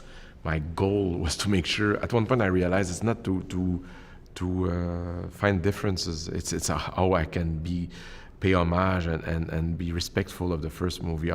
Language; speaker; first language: English; non-native, local second language; French